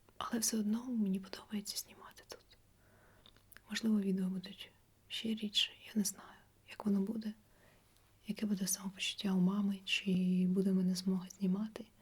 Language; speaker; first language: Ukrainian; non-native, local second language; Russian